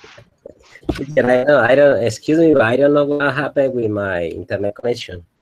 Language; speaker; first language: English; non-native, learner; Spanish